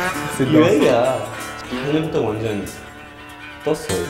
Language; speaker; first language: Korean; non-native, fluent; French